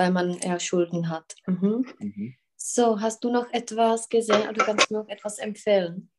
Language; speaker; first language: German; non-native, fluent; Czech